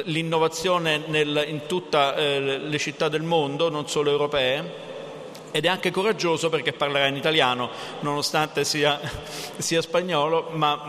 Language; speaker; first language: Italian; native; Italian